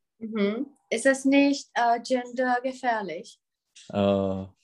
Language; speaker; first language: German; non-native, fluent; Czech